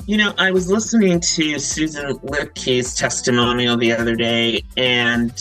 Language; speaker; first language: English; native; English